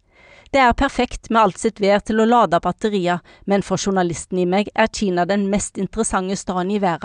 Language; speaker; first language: Norwegian; native; Norwegian